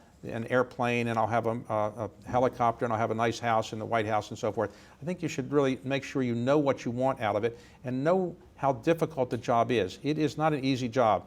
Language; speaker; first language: English; native; English